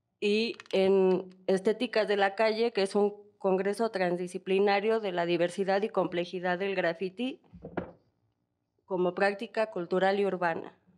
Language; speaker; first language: Spanish; native; Spanish